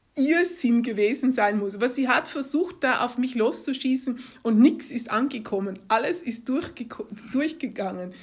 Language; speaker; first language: German; non-native, fluent; Dutch